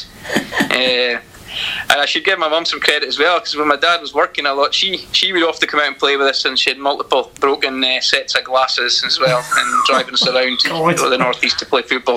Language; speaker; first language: English; native; English